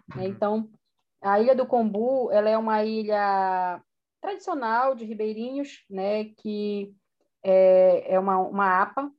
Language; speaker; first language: Portuguese; native; Portuguese